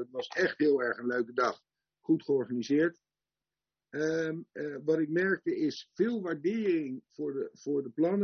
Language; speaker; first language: Dutch; native; Dutch